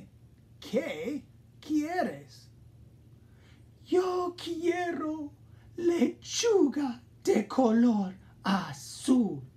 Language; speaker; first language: Spanish; non-native, fluent; English